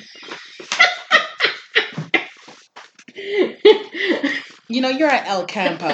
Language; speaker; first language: English; non-native, local second language; Swahili